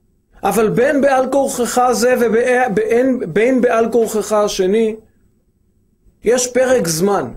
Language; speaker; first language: Hebrew; native; Hebrew